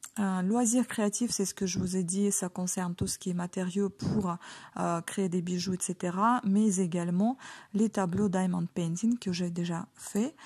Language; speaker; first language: French; non-native, fluent; Ukrainian